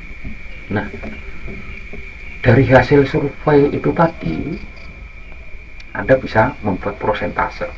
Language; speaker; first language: Indonesian; non-native, local second language; Javanese